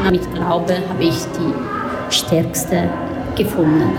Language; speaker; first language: German; non-native, learner; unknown